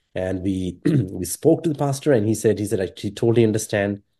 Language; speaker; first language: English; non-native, local second language; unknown